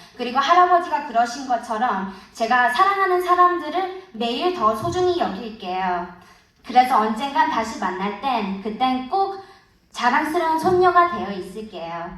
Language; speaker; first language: Korean; early bilingual, heritage; Korean